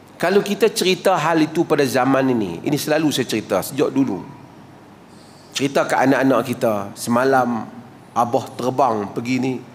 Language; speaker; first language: Malay; native; Malay